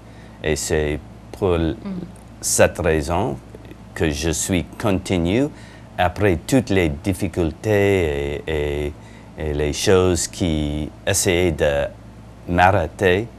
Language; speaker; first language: French; non-native, learner; English